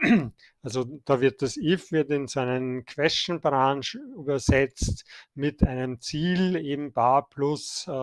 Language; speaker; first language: German; native; German